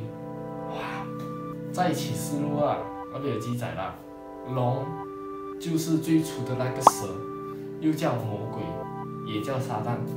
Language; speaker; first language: Chinese; native; Chinese